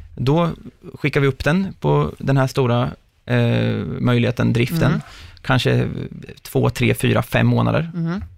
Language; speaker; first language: Swedish; native; Swedish